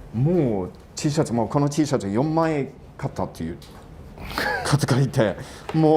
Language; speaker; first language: Japanese; non-native, fluent; English